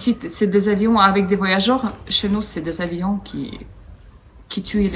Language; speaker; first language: French; non-native, fluent; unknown